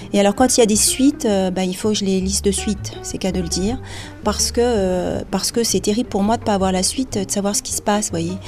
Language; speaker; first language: French; native; French